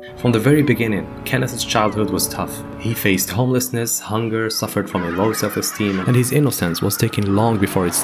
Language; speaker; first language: English; native; English